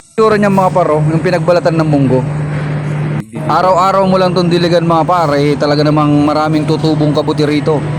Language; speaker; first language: Filipino; non-native, local second language; Iloko